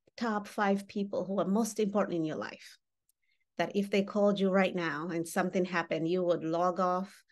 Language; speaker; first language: English; non-native, local second language; Kinyarwanda